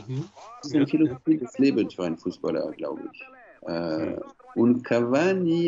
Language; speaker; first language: German; non-native, fluent; French